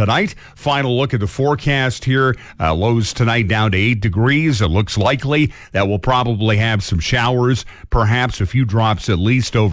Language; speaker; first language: English; native; English